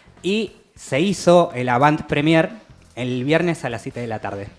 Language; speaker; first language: Spanish; native; Spanish